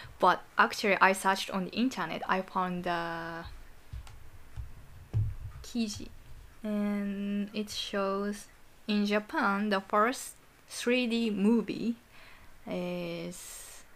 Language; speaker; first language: English; non-native, learner; Japanese